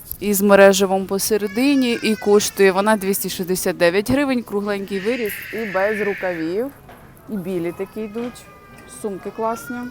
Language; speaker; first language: Ukrainian; non-native, local second language; Russian